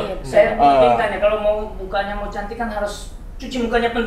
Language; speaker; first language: Indonesian; native; Indonesian